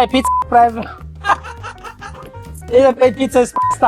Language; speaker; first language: Cantonese; non-native, learner; Italian